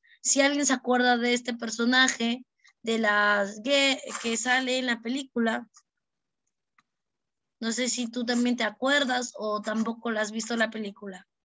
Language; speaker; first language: Spanish; native; Spanish